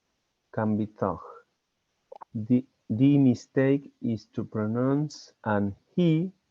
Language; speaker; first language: English; non-native, learner; Spanish